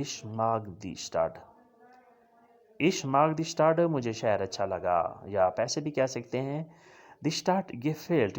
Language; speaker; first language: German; non-native, fluent; Urdu